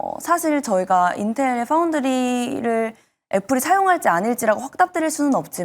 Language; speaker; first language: Korean; native; Korean